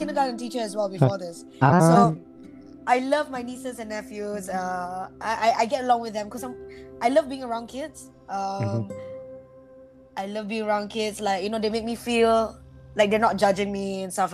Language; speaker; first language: English; non-native, local second language; Malay